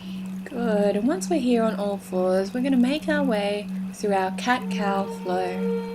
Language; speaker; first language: English; native; English